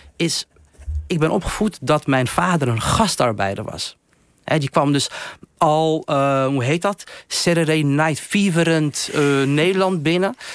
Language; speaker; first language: Dutch; native; Dutch